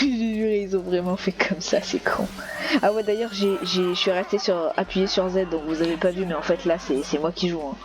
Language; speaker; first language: French; native; French